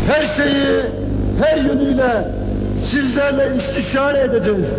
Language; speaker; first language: Turkish; native; Turkish